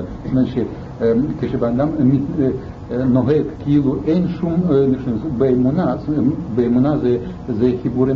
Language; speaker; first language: Hebrew; non-native, fluent; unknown